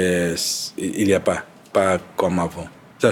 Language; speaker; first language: French; non-native, learner; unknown